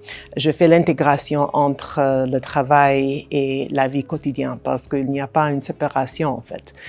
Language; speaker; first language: French; non-native, fluent; English